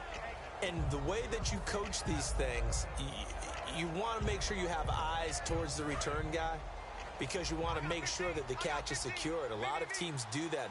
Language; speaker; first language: English; native; English